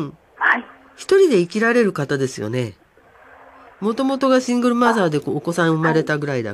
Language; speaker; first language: Japanese; native; Japanese